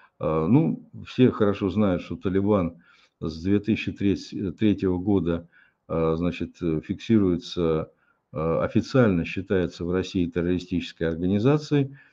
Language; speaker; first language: Russian; native; Russian